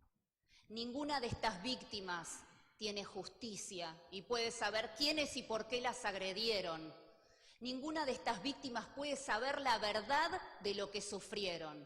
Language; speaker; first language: Spanish; native; Spanish